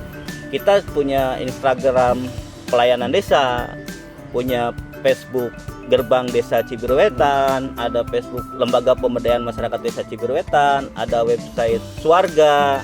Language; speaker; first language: Indonesian; non-native, local second language; Sundanese